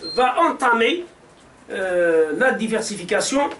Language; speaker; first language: French; non-native, local second language; Arabic